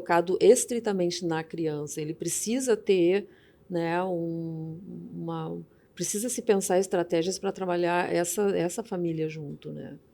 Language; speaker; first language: Portuguese; native; Portuguese